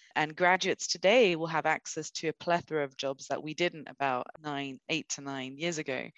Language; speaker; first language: English; native; English